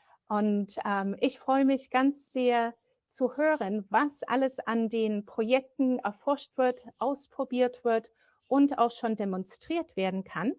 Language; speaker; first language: German; native; German